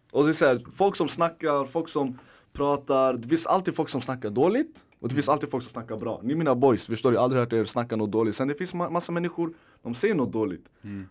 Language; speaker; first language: Swedish; native; Swedish